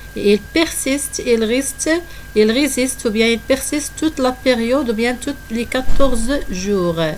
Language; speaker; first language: French; non-native, local second language; Arabic